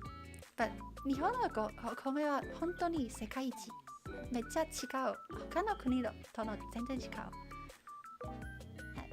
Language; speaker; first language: Japanese; non-native, learner; Chinese